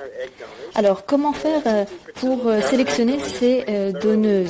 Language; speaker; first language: French; native; French